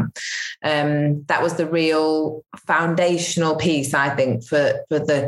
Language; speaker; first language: English; native; English